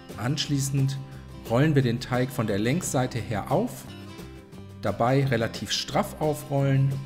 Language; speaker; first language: German; native; German